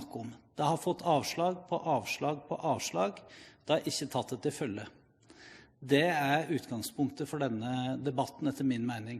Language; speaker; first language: Norwegian; native; Norwegian